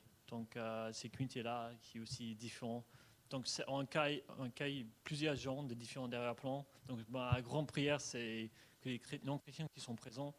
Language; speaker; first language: French; non-native, fluent; English